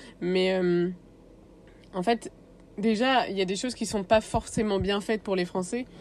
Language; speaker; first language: French; native; French